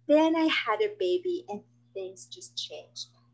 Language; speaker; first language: English; non-native, local second language; Filipino